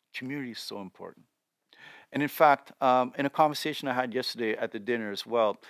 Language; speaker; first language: English; native; English